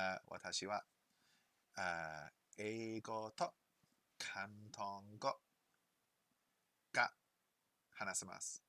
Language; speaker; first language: Japanese; non-native, learner; English